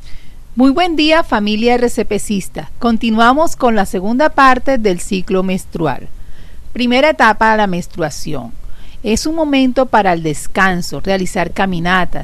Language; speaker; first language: Spanish; native; Spanish